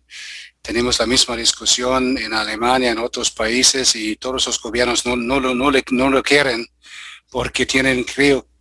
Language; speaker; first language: Spanish; non-native, fluent; German